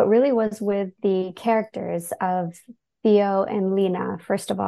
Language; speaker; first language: English; native; English